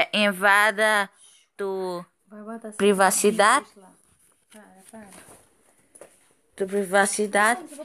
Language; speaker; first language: Spanish; non-native, fluent; Portuguese